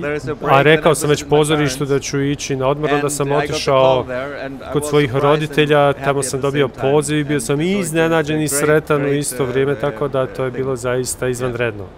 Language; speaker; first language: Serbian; early bilingual, heritage; Albanian